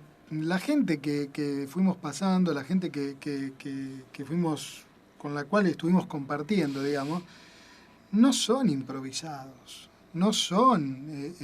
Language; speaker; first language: Spanish; native; Spanish